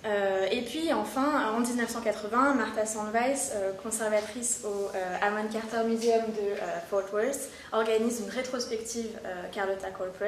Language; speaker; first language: French; native; French